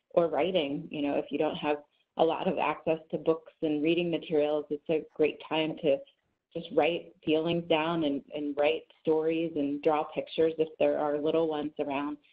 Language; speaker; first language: English; native; English